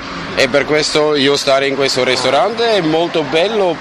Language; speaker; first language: Italian; non-native, learner; German